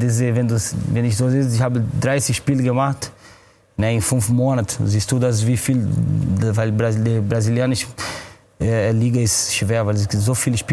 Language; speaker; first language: German; non-native, fluent; Portuguese